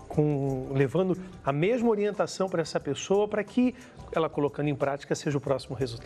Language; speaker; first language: Portuguese; native; Portuguese